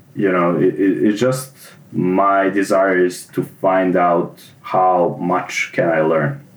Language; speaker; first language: English; non-native, fluent; Serbian